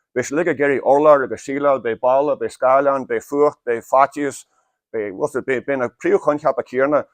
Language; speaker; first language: Irish; native; Irish